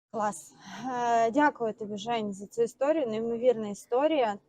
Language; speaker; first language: Ukrainian; native; Ukrainian